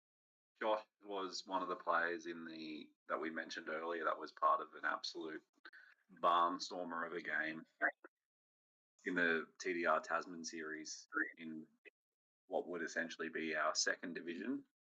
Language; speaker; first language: English; native; English